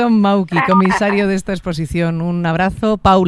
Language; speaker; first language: Spanish; native; Spanish